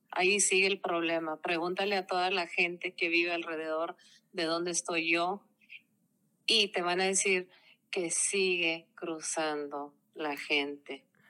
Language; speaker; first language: Spanish; early bilingual, heritage; Spanish